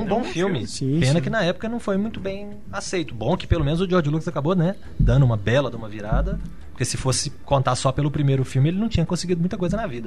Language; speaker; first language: Portuguese; native; Portuguese